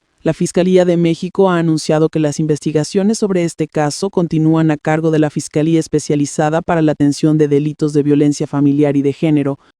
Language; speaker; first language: Spanish; native; Spanish